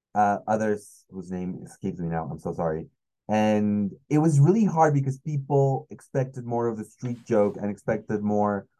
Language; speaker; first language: English; non-native, fluent; Spanish